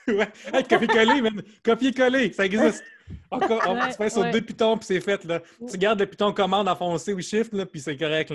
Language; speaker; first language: French; native; French